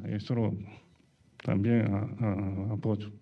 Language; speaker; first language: Spanish; non-native, learner; Japanese